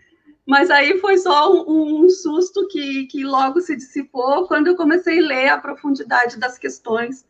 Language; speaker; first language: Portuguese; native; Portuguese